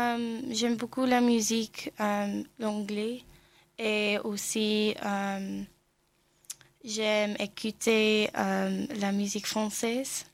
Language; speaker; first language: French; non-native, learner; English